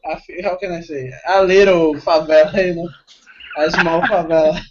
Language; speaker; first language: English; non-native, fluent; Portuguese